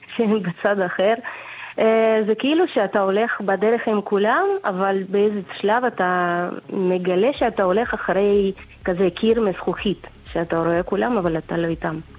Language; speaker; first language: Hebrew; non-native, fluent; Russian